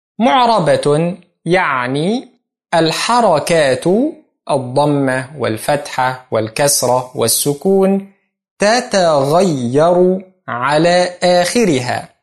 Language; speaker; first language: Arabic; non-native, fluent; Indonesian